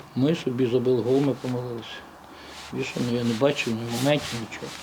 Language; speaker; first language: Ukrainian; native; Ukrainian